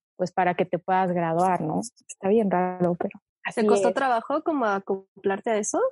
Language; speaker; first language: Spanish; early bilingual, other home language; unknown